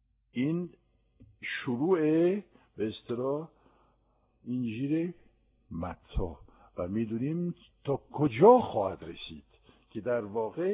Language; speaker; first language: Persian; non-native, fluent; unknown